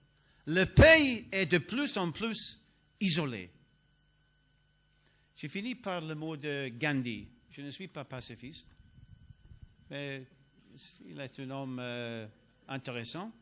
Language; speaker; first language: French; non-native, learner; English